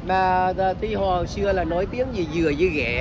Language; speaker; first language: Vietnamese; native; Vietnamese